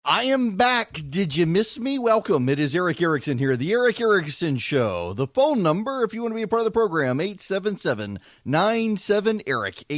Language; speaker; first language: English; native; English